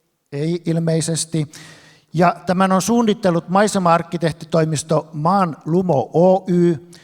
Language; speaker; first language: Finnish; native; Finnish